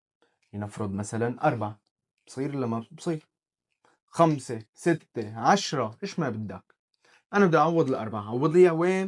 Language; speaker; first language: Arabic; native; Arabic